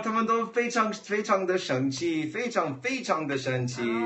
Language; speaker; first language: Chinese; non-native, fluent; English